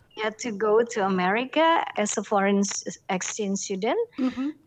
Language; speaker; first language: English; non-native, fluent; Indonesian